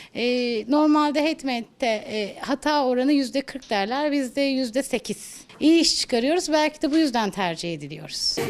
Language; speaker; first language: Turkish; native; Turkish